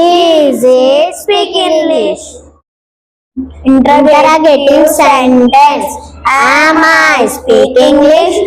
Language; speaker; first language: English; non-native, learner; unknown